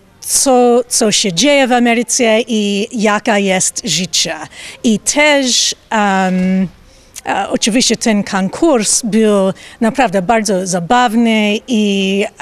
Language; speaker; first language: Polish; non-native, learner; English